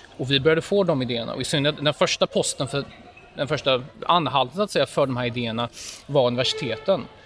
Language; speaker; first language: Swedish; early bilingual, other home language; Polish